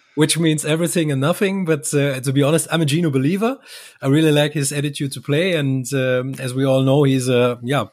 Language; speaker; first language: English; non-native, fluent; German